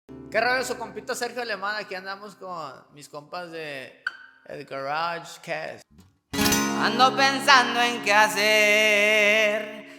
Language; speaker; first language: Spanish; early bilingual, heritage; Spanish